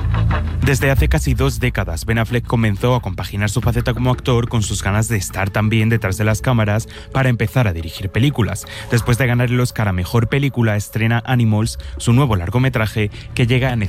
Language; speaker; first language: Spanish; native; Spanish